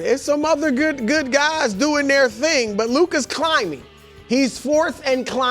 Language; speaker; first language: English; native; English